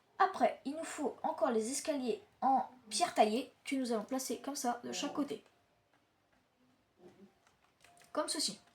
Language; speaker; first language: French; native; French